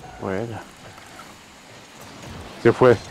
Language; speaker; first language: Spanish; native; Spanish